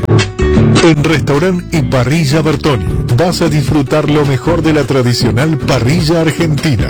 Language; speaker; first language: Spanish; native; Spanish